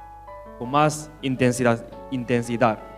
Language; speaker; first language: Spanish; non-native, learner; Chinese